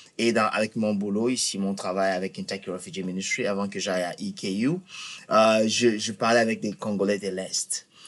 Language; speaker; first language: French; non-native, local second language; Lingala